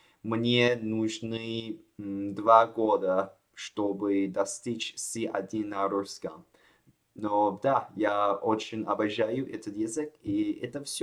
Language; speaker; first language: Russian; non-native, learner; Chinese